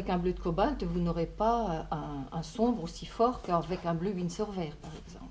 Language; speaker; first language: French; native; French